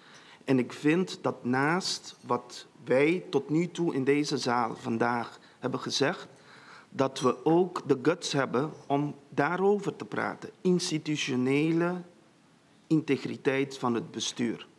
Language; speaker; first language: Dutch; non-native, local second language; Papiamento